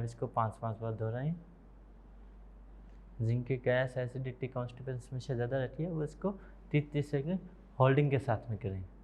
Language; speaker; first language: Hindi; native; Hindi